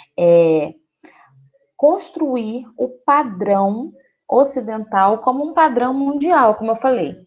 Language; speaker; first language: Portuguese; native; Portuguese